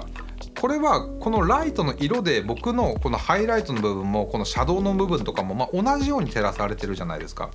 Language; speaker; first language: Japanese; native; Japanese